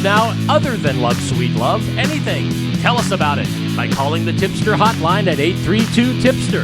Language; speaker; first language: English; native; English